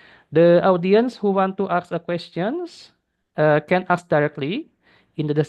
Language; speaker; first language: English; non-native, fluent; Indonesian